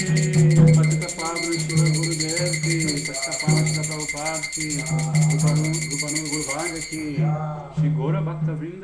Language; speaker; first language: Portuguese; native; Portuguese